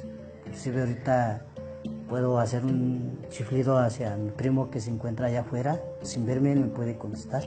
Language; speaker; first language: Spanish; non-native, local second language; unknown